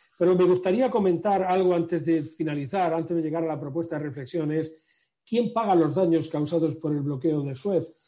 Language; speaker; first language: Spanish; native; Spanish